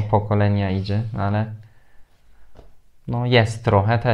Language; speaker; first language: Polish; non-native, fluent; Turkish